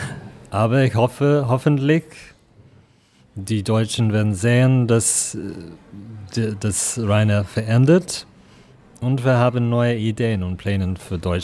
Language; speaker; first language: German; non-native, fluent; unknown